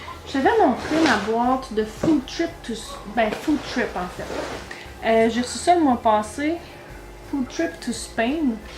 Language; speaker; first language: French; native; French